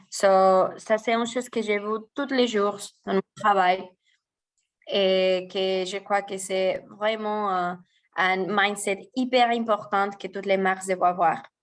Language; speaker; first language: French; non-native, fluent; Spanish